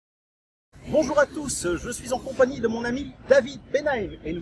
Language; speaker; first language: French; native; French